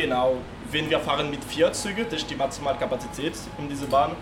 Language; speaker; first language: German; non-native, learner; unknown